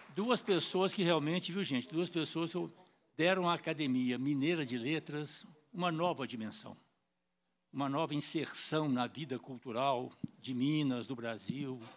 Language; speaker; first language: Portuguese; native; Portuguese